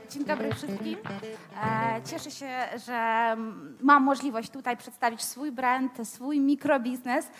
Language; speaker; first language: Polish; non-native, fluent; Ukrainian